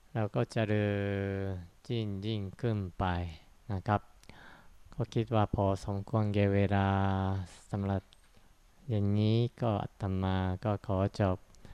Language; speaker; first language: Thai; non-native, fluent; Japanese